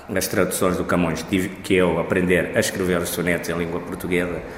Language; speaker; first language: Portuguese; non-native, local second language; Kabuverdianu